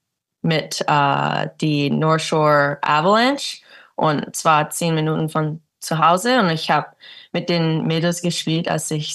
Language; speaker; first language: German; early bilingual, heritage; English